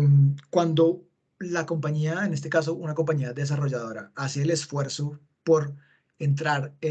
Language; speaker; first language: Spanish; native; Spanish